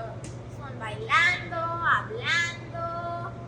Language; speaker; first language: Spanish; non-native, learner; English